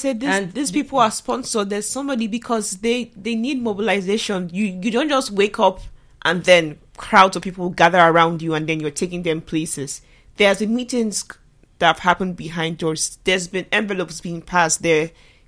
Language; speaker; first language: English; non-native, local second language; Igbo